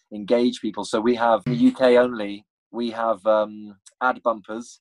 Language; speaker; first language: English; native; English